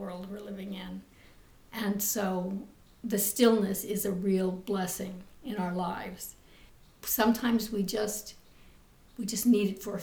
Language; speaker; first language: English; native; English